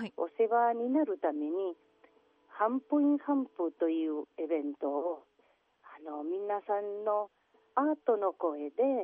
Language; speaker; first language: Japanese; non-native, learner; Catalan